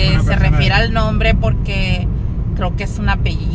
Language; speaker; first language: Spanish; native; Spanish